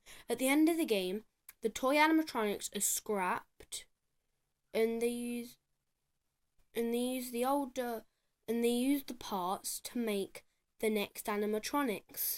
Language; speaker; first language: English; native; English